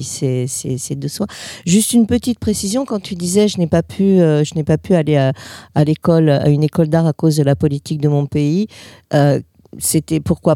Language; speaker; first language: French; native; French